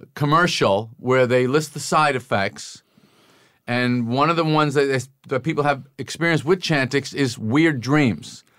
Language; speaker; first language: English; native; English